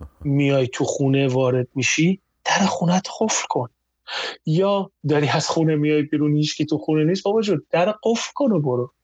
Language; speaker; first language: Persian; native; Persian